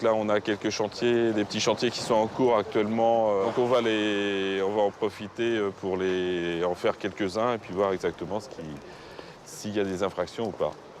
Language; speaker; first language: French; native; French